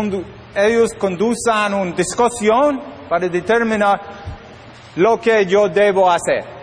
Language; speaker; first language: Spanish; non-native, learner; English